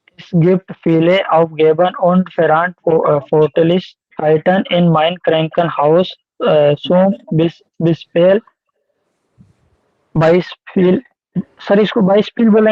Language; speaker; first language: German; non-native, learner; Hindi